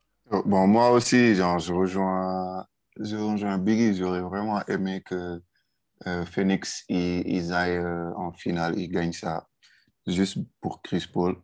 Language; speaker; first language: French; non-native, local second language; Wolof